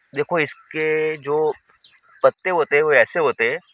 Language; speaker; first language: Hindi; non-native, local second language; Gujarati